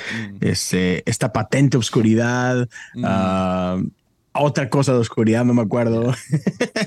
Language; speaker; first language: Spanish; native; Spanish